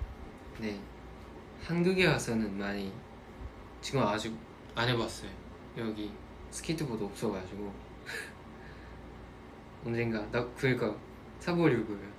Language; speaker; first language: Korean; non-native, fluent; Japanese